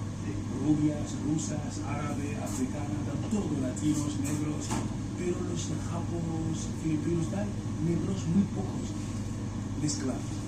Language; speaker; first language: Spanish; non-native, fluent; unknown